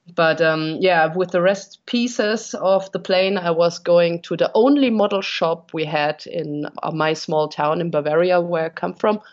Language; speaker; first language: English; non-native, fluent; German